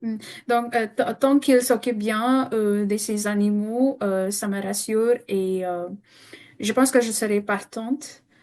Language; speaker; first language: French; non-native, fluent; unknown